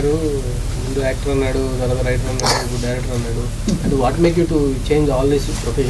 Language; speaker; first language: Telugu; native; Telugu